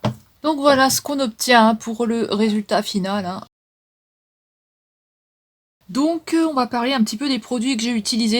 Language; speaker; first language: French; native; French